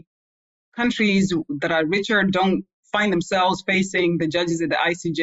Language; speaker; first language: English; non-native, local second language; Shona